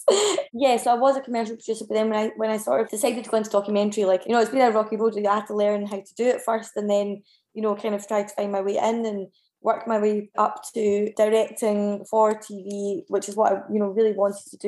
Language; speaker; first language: English; native; English